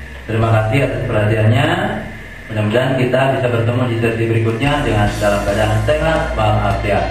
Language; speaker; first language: Indonesian; non-native, local second language; Sundanese